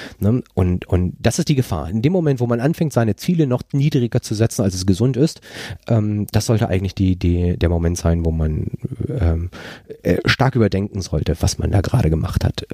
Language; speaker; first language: German; non-native, fluent; Spanish